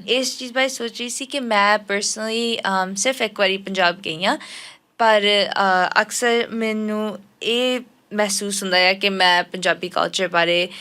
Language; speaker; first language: Punjabi; early bilingual, heritage; Punjabi